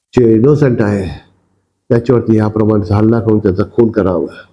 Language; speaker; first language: Marathi; non-native, local second language; Urdu